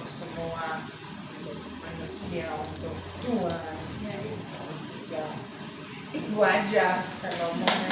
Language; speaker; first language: Indonesian; non-native, fluent; German